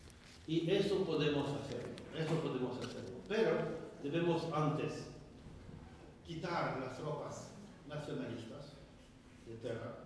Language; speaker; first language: Spanish; non-native, fluent; French